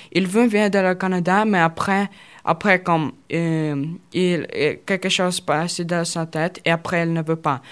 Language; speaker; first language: French; non-native, learner; Russian